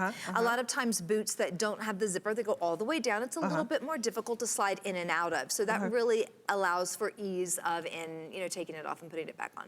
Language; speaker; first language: English; native; English